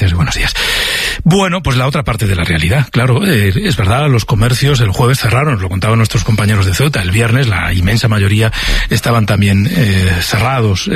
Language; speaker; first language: Spanish; native; Spanish